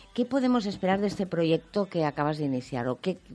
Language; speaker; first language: Spanish; non-native, local second language; Catalan